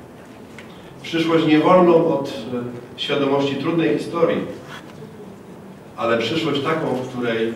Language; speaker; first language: Polish; native; Polish